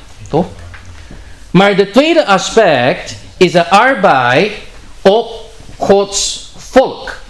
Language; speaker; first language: Dutch; non-native, learner; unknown